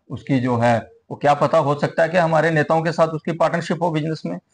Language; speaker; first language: Hindi; native; Hindi